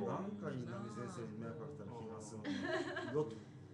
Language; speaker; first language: Japanese; native; Japanese